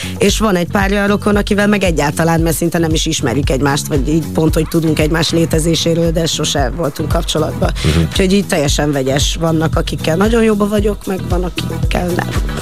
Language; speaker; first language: Hungarian; non-native, fluent; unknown